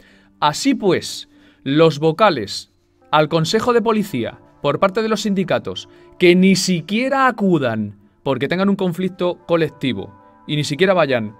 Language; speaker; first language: Spanish; native; Spanish